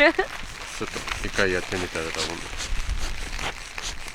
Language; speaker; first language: Japanese; non-native, fluent; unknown